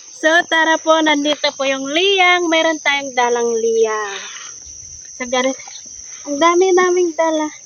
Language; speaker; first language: Filipino; non-native, local second language; Cebuano